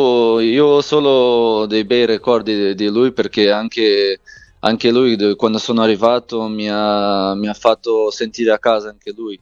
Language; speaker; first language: Italian; non-native, fluent; Portuguese